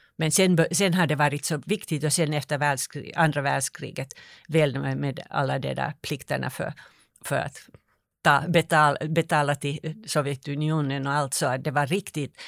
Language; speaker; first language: Swedish; non-native, local second language; Finnish